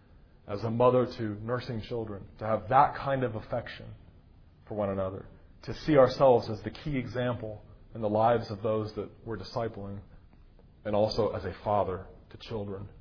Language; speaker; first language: English; native; English